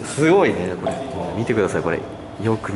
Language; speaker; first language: Japanese; native; Japanese